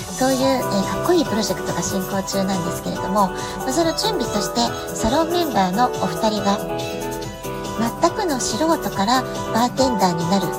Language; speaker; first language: Japanese; native; Japanese